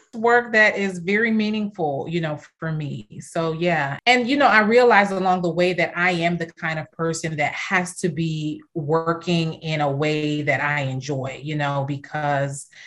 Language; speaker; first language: English; native; English